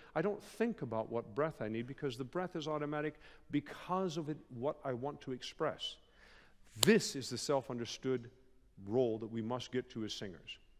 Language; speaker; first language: English; native; English